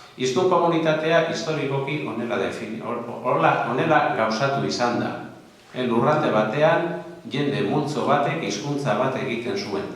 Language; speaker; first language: Basque; non-native, local second language; Spanish